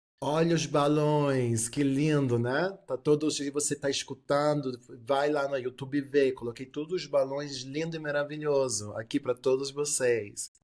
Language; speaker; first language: Portuguese; early bilingual, heritage; Portuguese